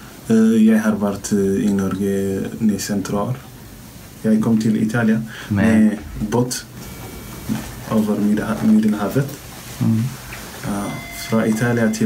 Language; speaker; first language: Norwegian; non-native, learner; Tigrinya